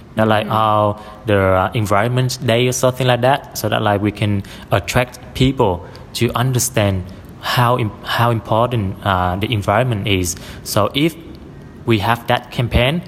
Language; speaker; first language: English; non-native, fluent; Vietnamese